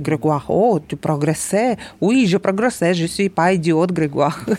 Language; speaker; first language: French; non-native, learner; Ukrainian